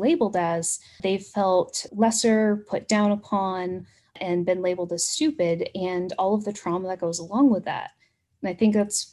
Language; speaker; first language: English; native; English